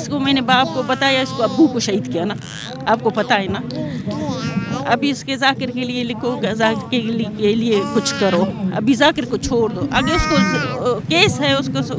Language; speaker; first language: Hindi; non-native, local second language; Baluchi